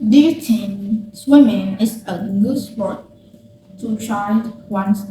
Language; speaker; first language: English; non-native, learner; Vietnamese